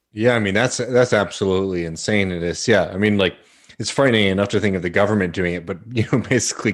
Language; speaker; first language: English; native; English